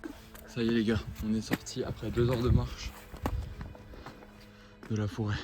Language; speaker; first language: French; native; French